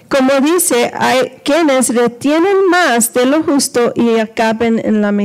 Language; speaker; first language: Spanish; early bilingual, heritage; Spanish